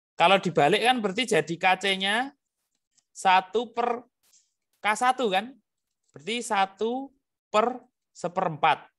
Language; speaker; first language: Indonesian; native; Indonesian